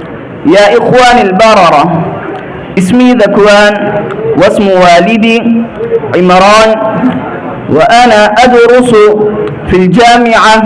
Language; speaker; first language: Arabic; non-native, learner; Urdu